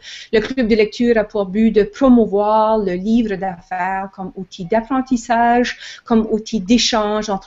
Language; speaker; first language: French; native; French